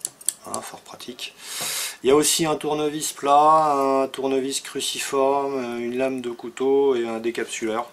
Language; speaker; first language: French; native; French